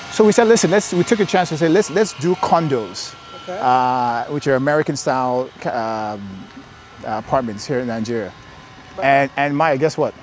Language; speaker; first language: English; native; English